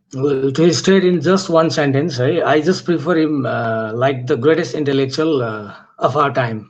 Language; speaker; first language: English; non-native, local second language; Nepali